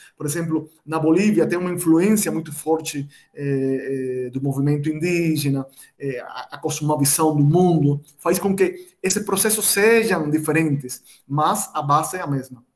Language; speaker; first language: Portuguese; non-native, fluent; Spanish